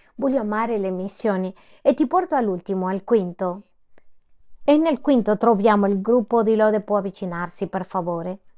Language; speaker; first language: Italian; non-native, fluent; Spanish